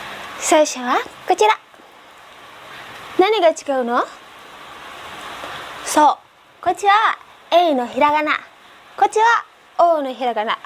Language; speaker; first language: Japanese; non-native, learner; Indonesian